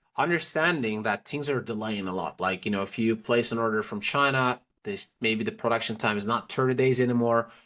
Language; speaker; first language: English; non-native, fluent; Turkish